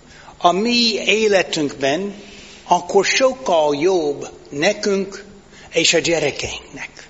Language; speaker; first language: Hungarian; non-native, fluent; English